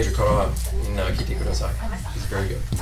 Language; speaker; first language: Japanese; non-native, fluent; English